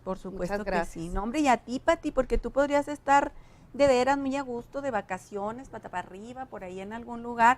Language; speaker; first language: Spanish; native; Spanish